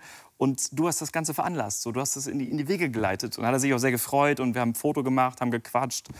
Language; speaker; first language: German; native; German